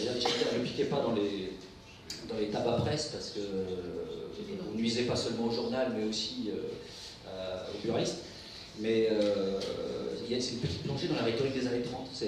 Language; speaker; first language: French; native; French